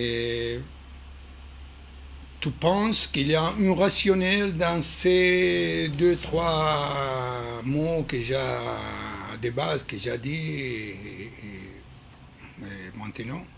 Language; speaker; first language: French; non-native, learner; Hebrew